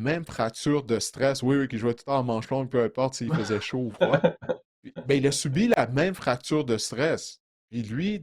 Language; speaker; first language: French; native; French